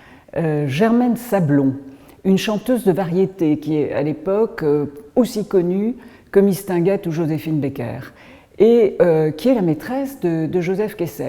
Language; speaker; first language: French; native; French